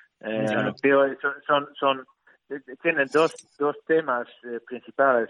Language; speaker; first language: Spanish; non-native, learner; Dutch